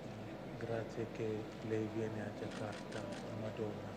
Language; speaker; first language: Italian; non-native, learner; Indonesian